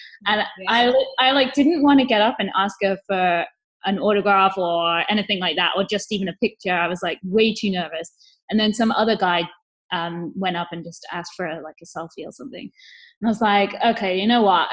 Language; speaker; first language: English; native; English